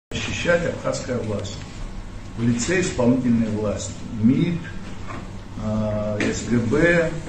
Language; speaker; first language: Russian; non-native, local second language; Abkhazian